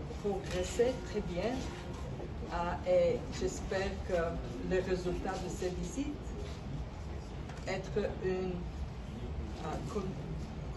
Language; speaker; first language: French; non-native, learner; Bulgarian